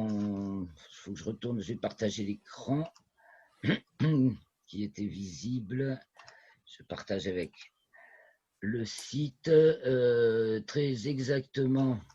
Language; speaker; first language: French; native; French